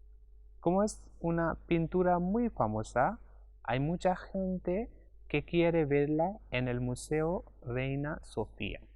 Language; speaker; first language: Spanish; non-native, fluent; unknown